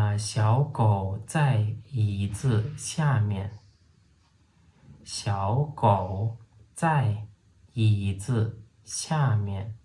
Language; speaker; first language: Chinese; non-native, fluent; Turkmen